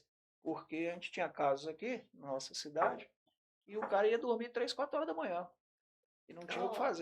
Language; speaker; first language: Portuguese; native; Portuguese